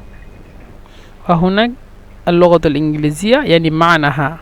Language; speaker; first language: Egyptian Arabic; non-native, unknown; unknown